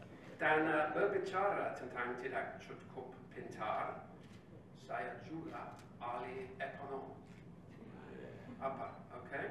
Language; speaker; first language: Indonesian; non-native, learner; English